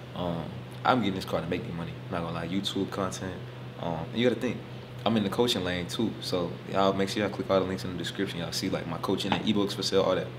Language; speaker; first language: English; native; English